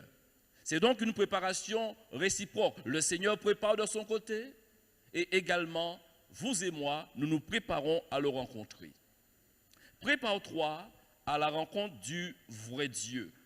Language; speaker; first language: French; native; French